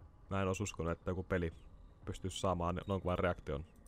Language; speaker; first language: Finnish; native; Finnish